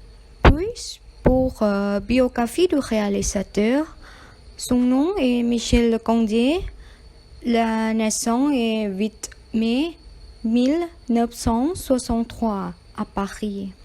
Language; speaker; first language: French; non-native, learner; Thai